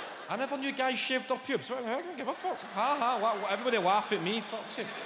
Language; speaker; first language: English; native; English